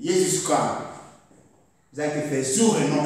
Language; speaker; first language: German; non-native, learner; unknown